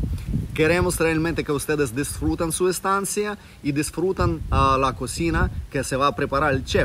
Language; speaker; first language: Spanish; non-native, fluent; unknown